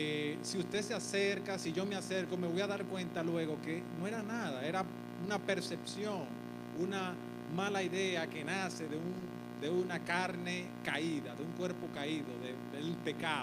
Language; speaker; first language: Spanish; native; Spanish